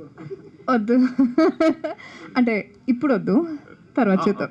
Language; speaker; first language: Telugu; non-native, fluent; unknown